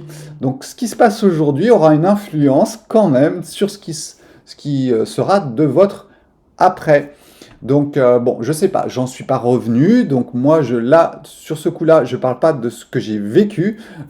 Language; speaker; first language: French; native; French